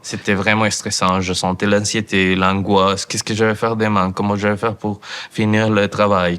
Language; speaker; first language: French; non-native, fluent; Spanish